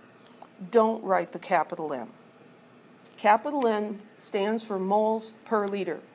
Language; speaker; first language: English; native; English